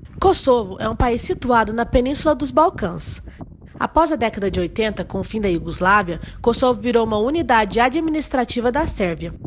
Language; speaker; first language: Portuguese; native; Portuguese